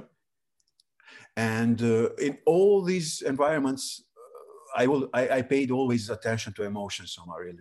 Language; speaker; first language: English; non-native, fluent; Serbian